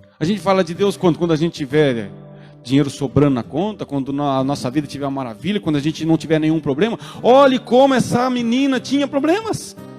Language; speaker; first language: Portuguese; native; Portuguese